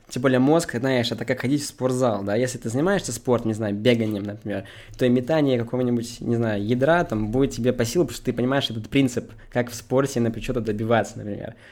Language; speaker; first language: Russian; native; Russian